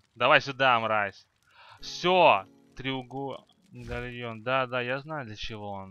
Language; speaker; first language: Russian; native; Russian